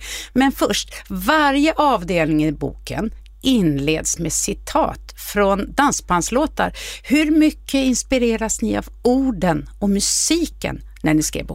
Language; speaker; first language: Swedish; native; Swedish